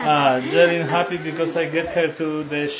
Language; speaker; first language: English; non-native, learner; Polish